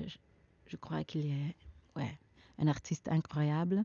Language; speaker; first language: French; non-native, learner; Dutch